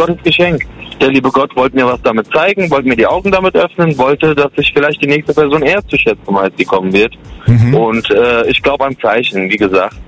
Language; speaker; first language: German; early bilingual, other home language; Kurdish